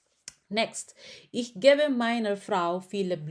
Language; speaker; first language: German; non-native, fluent; Filipino